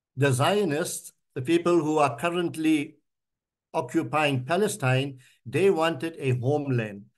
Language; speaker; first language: English; native; English